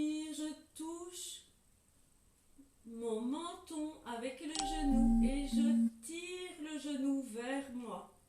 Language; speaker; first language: French; native; French